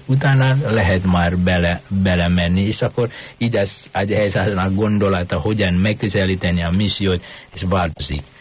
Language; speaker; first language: Hungarian; non-native, fluent; Indonesian